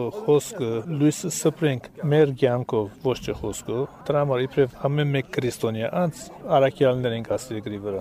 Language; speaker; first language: Armenian; early bilingual, heritage; Armenian